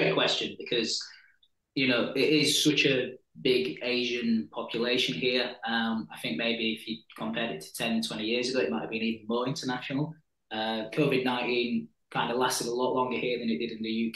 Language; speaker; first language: English; native; English